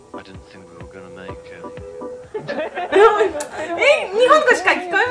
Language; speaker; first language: Japanese; non-native, fluent; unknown